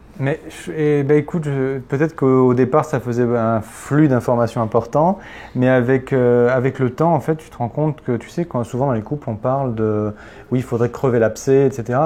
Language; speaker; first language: French; native; French